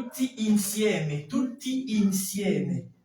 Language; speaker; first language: Italian; non-native, fluent; French